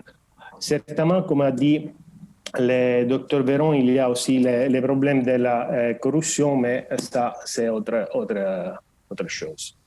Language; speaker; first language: French; non-native, learner; Portuguese